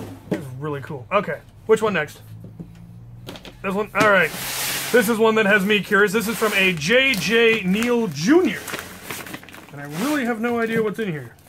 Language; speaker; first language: English; native; English